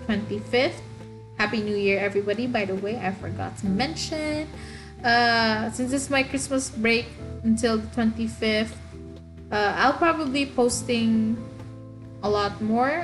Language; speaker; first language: English; non-native, local second language; Waray